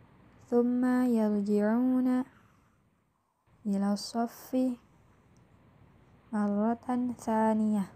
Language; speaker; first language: Arabic; non-native, fluent; Indonesian